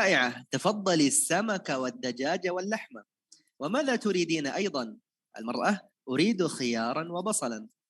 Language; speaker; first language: Arabic; non-native, fluent; Indonesian